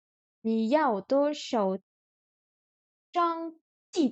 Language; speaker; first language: Chinese; non-native, learner; French